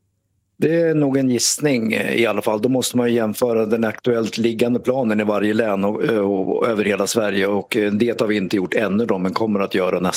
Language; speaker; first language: Swedish; native; Swedish